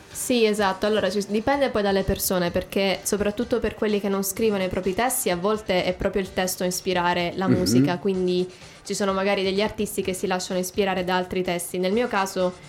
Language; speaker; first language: Italian; native; Italian